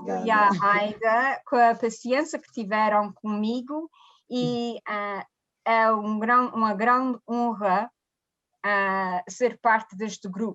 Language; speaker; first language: Portuguese; early bilingual, heritage; Portuguese